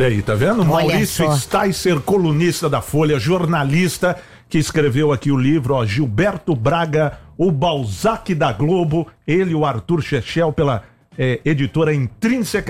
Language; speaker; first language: Portuguese; native; Portuguese